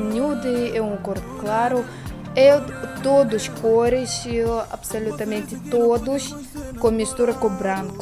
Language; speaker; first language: Portuguese; non-native, learner; Russian